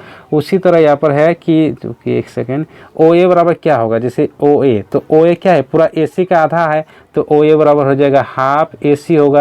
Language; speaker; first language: Hindi; native; Hindi